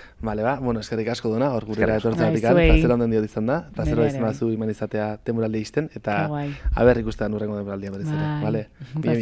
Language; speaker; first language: Basque; native; Basque